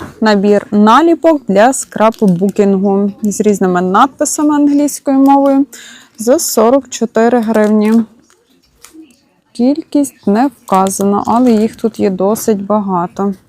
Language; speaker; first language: Ukrainian; native; Ukrainian